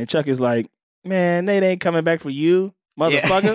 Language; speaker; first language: English; native; English